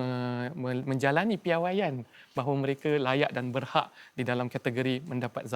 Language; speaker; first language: Malay; native; Malay